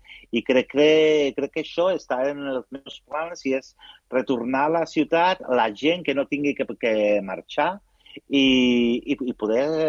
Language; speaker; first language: Catalan; non-native, local second language; Spanish